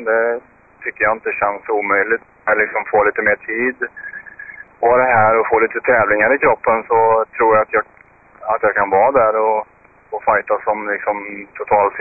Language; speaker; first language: Swedish; native; Swedish